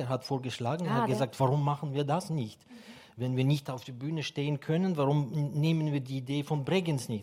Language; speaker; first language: German; non-native, fluent; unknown